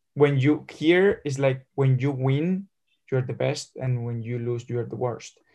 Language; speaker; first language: English; non-native, fluent; Spanish